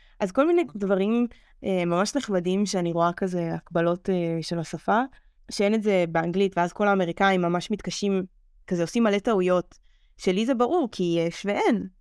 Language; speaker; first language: Hebrew; native; Hebrew